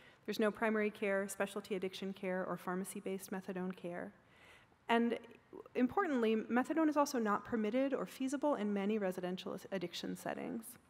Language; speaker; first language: English; native; English